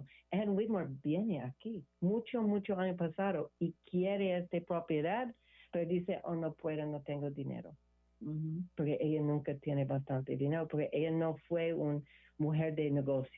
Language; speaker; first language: Spanish; non-native, learner; English